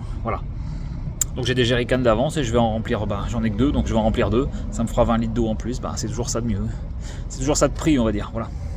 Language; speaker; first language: French; native; French